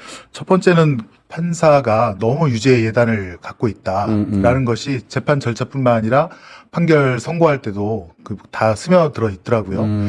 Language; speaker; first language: Korean; native; Korean